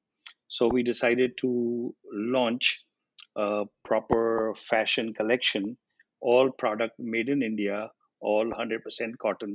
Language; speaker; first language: English; non-native, local second language; Gujarati